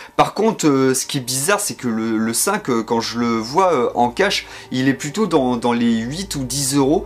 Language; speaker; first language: French; native; French